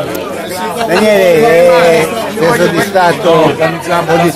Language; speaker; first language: Italian; native; Italian